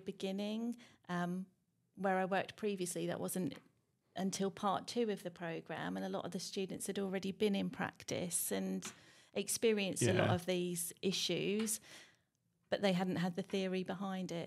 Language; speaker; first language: English; native; English